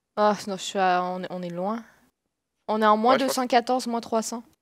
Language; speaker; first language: French; native; French